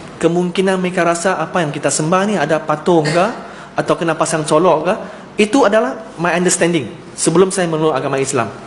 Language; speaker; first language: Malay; non-native, local second language; Chinese